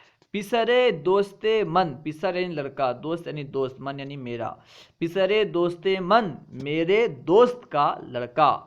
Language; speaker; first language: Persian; non-native, fluent; Urdu